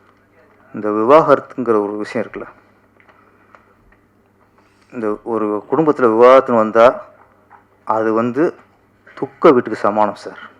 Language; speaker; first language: Tamil; native; Tamil